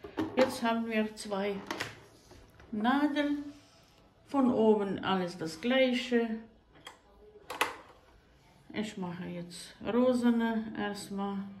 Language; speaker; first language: German; non-native, fluent; Croatian